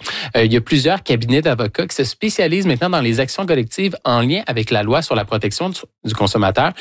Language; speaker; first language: French; native; French